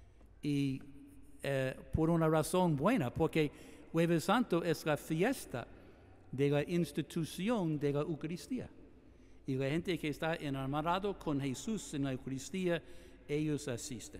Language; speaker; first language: Spanish; non-native, fluent; English